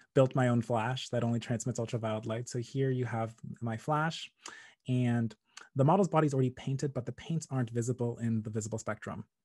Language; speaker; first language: English; native; English